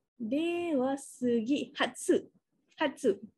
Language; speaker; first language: Japanese; non-native, fluent; Malay